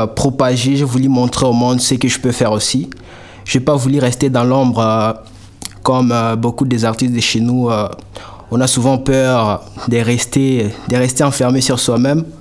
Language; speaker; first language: French; non-native, local second language; Swahili